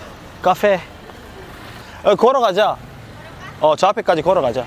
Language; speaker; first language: Korean; native; Korean